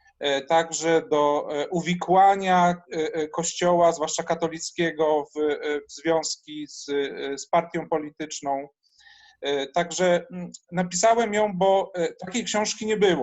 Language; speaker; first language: Polish; native; Polish